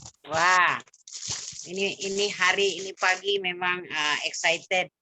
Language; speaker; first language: Malay; native; Malay